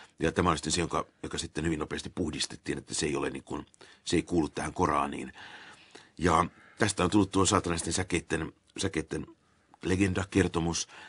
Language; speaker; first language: Finnish; native; Finnish